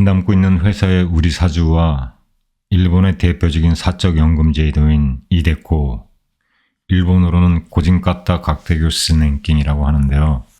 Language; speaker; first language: Korean; native; Korean